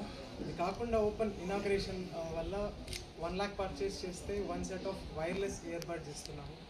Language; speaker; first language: Telugu; native; Telugu